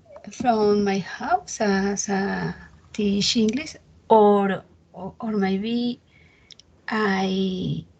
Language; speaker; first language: English; non-native, learner; Spanish